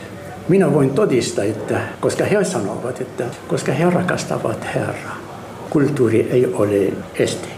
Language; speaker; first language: Finnish; non-native, fluent; Arabic